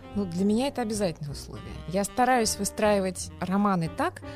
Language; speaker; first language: Russian; non-native, local second language; Tatar